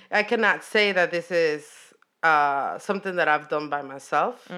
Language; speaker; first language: English; non-native, fluent; Spanish